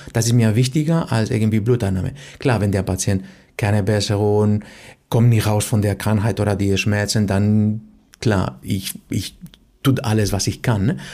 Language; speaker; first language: German; non-native, fluent; Spanish